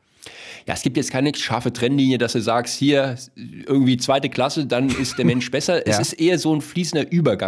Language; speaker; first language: German; native; German